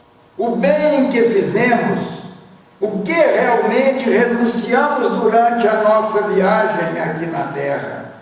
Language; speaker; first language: Portuguese; native; Portuguese